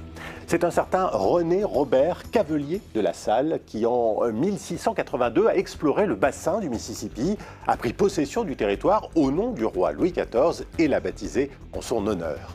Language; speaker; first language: French; native; French